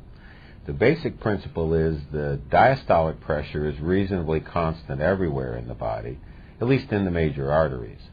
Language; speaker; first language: English; native; English